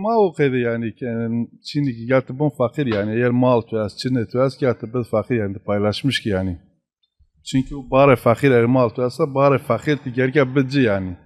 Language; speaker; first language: Turkish; non-native, local second language; Zaza